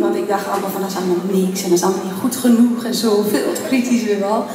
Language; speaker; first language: Dutch; native; Dutch